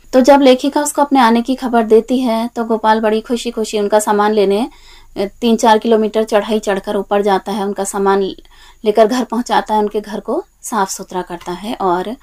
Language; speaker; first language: Hindi; native; Hindi